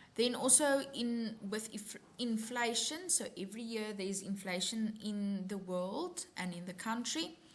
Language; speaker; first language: English; non-native, local second language; Afrikaans